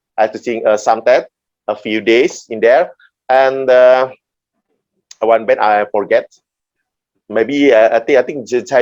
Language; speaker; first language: English; non-native, learner; Indonesian